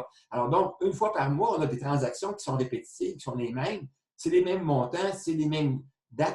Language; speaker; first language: French; native; French